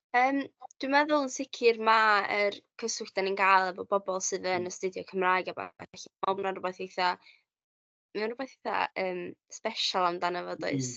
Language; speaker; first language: Welsh; native; Welsh